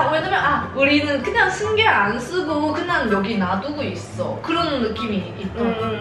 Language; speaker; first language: Korean; non-native, learner; Cantonese